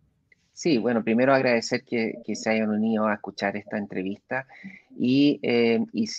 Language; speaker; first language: Spanish; native; Spanish